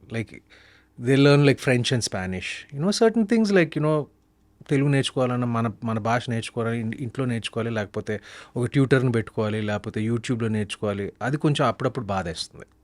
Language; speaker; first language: Telugu; native; Telugu